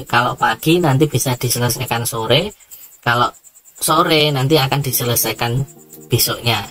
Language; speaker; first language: Indonesian; native; Indonesian